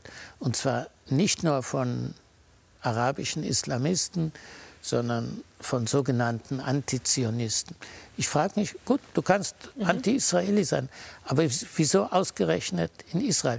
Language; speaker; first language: German; early bilingual, heritage; German